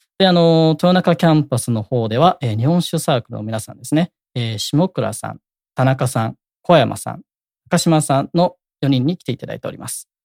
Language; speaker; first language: Japanese; native; Japanese